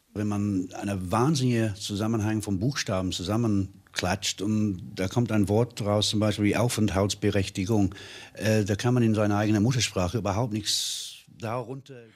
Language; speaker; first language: German; non-native, fluent; English